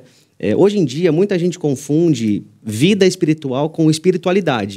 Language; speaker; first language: Portuguese; native; Portuguese